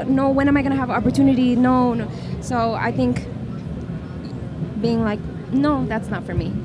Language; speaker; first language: English; early bilingual, other home language; Spanish